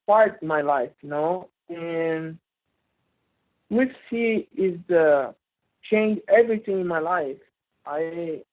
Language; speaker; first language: English; non-native, learner; Portuguese